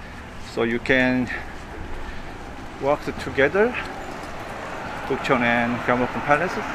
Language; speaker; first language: English; non-native, fluent; Korean